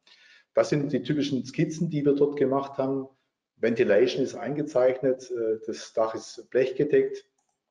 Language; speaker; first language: German; native; German